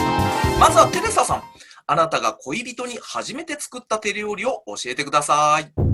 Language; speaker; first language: Japanese; native; Japanese